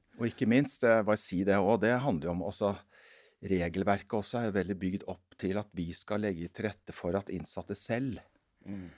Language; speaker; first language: Norwegian; native; Norwegian